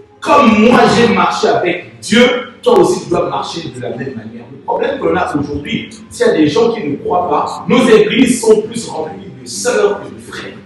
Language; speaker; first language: French; non-native, local second language; Lingala